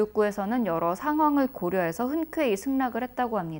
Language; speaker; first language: Korean; native; Korean